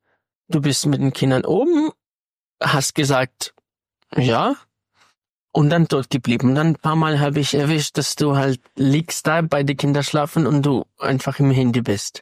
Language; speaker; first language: German; non-native, fluent; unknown